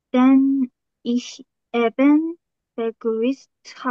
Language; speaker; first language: German; non-native, learner; Korean